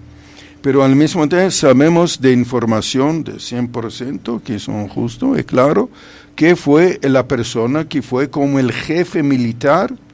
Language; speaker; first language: Spanish; non-native, fluent; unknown